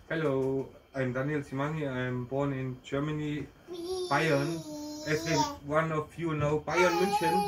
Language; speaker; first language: English; non-native, learner; German